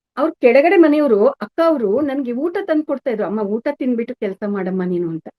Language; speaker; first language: Kannada; native; Kannada